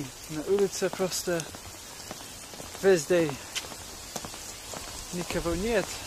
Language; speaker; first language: Russian; non-native, learner; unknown